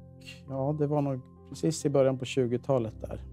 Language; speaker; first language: Swedish; native; Swedish